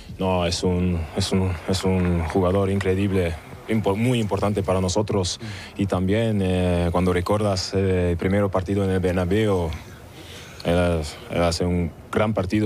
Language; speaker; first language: Spanish; non-native, fluent; German